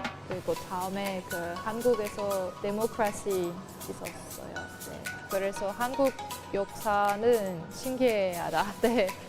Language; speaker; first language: Korean; non-native, learner; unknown